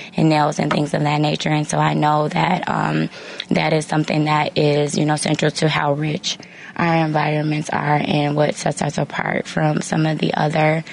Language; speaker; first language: English; native; English